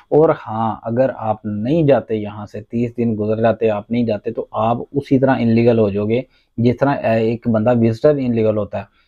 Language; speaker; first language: Urdu; non-native, local second language; Punjabi